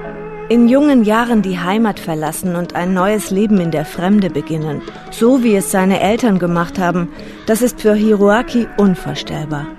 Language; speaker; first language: German; native; German